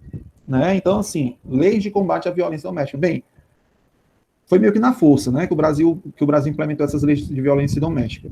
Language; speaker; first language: Portuguese; native; Portuguese